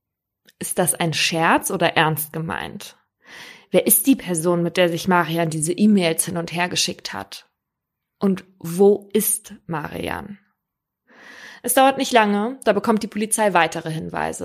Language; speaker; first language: German; native; German